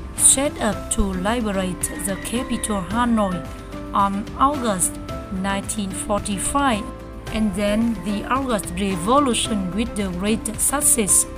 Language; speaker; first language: English; non-native, learner; Vietnamese